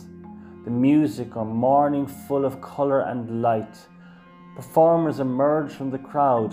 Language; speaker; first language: English; native; English